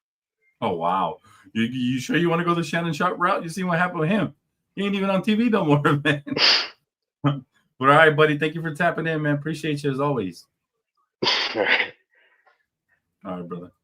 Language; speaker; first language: English; native; English